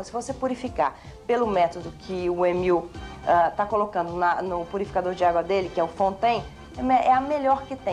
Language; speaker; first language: Portuguese; native; Portuguese